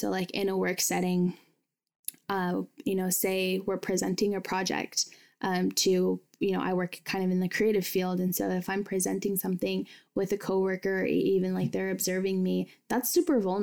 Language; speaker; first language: English; native; English